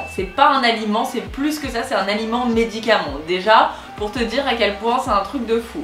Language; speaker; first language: French; native; French